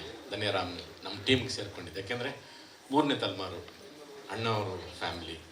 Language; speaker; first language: Kannada; native; Kannada